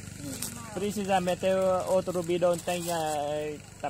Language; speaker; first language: Portuguese; non-native, learner; Vietnamese